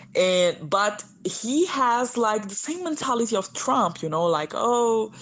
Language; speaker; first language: English; non-native, fluent; Portuguese